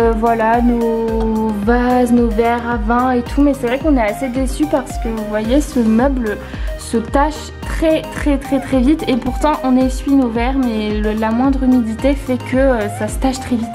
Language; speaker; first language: French; native; French